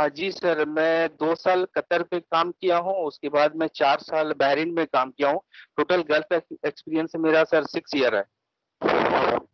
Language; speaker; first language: Hindi; native; Hindi